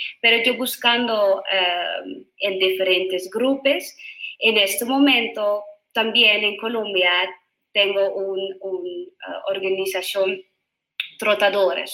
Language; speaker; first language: Spanish; non-native, learner; Dutch